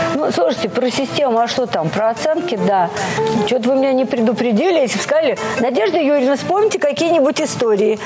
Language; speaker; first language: Russian; native; Russian